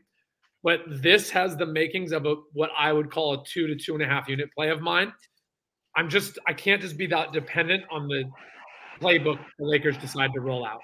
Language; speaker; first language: English; native; English